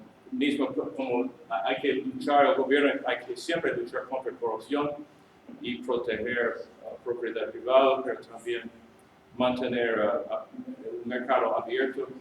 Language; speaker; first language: Spanish; non-native, learner; English